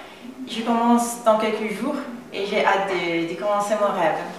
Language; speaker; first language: French; non-native, fluent; Italian